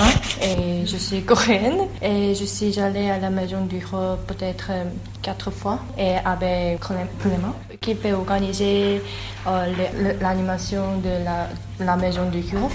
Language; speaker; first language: French; non-native, learner; Korean